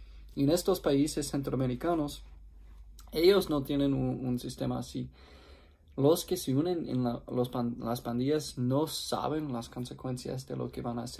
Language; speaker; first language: Spanish; non-native, fluent; English